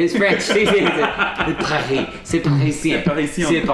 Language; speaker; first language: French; non-native, learner; Spanish